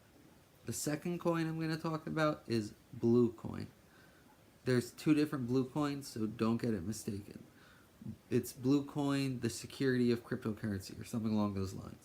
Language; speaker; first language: English; native; English